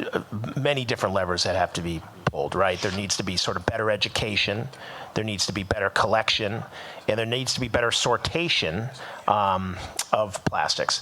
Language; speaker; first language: English; native; English